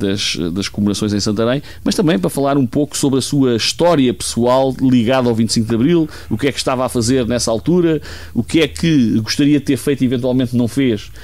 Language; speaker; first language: Portuguese; native; Portuguese